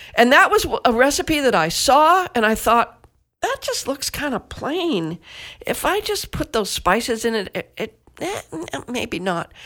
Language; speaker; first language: English; native; English